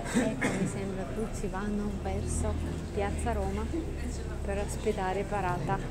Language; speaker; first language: Italian; non-native, learner; Russian